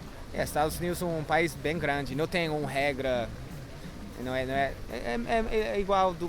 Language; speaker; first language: Portuguese; non-native, learner; English